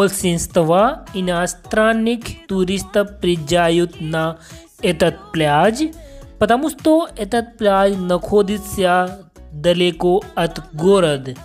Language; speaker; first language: Russian; non-native, learner; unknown